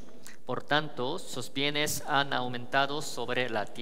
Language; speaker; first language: Spanish; native; Spanish